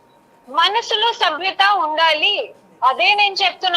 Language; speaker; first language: Telugu; non-native, learner; Hindi